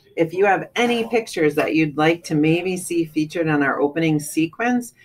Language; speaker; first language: English; native; English